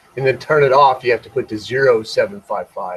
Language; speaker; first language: English; native; English